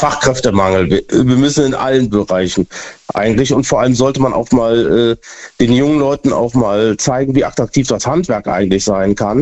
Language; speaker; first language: German; native; German